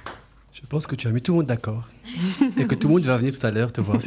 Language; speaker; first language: French; native; French